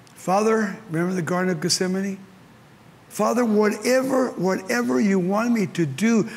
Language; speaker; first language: English; early bilingual, other home language; Spanish